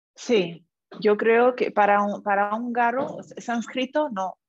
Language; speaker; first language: Spanish; non-native, fluent; French